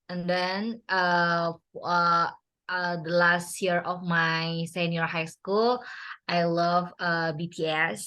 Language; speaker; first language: English; non-native, learner; Indonesian